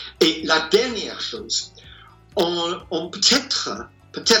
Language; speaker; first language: French; non-native, fluent; English